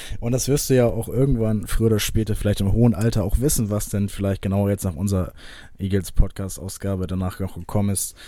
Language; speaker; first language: German; native; German